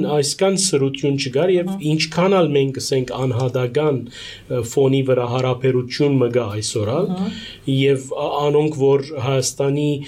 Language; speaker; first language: Armenian; early bilingual, heritage; Armenian